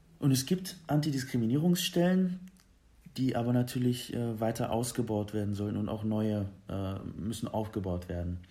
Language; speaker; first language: German; early bilingual, other home language; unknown